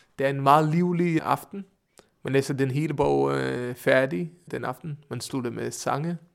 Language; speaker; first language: Danish; non-native, fluent; Hebrew